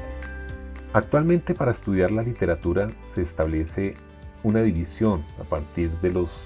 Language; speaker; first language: Spanish; native; Spanish